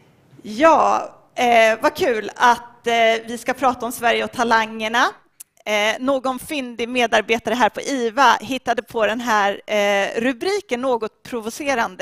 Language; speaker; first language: Swedish; native; Swedish